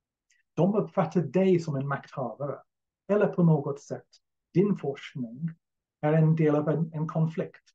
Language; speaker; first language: Swedish; non-native, fluent; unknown